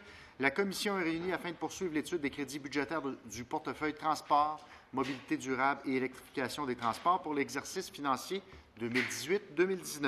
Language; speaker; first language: French; native; French